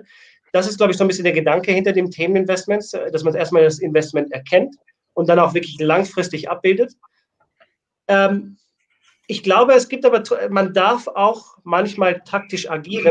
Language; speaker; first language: German; native; German